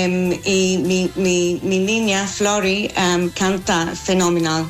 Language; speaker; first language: Spanish; non-native, fluent; English